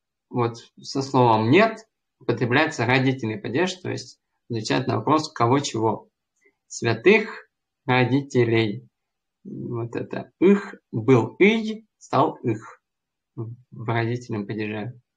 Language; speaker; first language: Russian; native; Russian